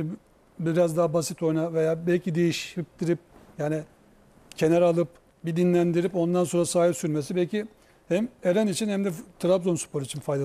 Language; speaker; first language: Turkish; native; Turkish